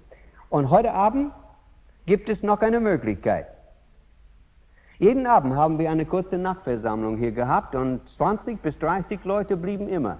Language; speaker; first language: German; non-native, fluent; English